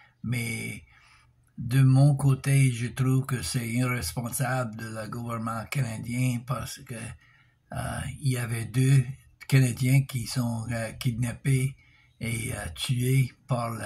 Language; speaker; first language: French; non-native, local second language; English